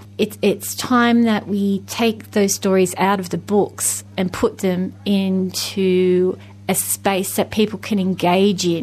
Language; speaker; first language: English; native; English